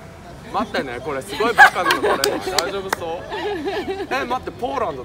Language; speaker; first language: Japanese; native; Japanese